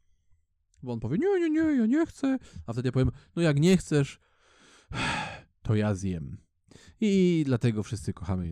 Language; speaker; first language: Polish; native; Polish